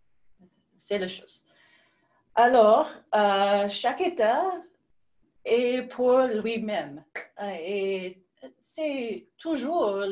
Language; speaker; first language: French; non-native, learner; English